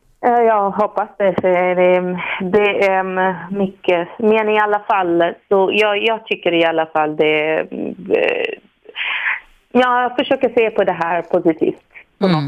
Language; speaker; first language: Swedish; non-native, fluent; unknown